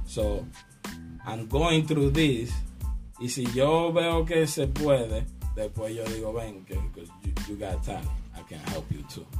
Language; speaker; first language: English; non-native, fluent; Spanish